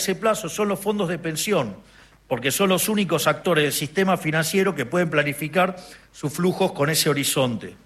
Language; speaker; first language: Spanish; native; Spanish